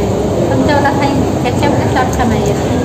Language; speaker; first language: Hindi; non-native, local second language; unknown